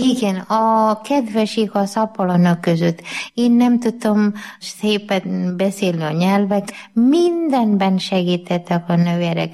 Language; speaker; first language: Hungarian; non-native, learner; Malayalam